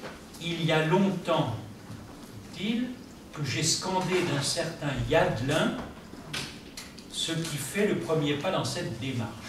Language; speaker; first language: French; native; French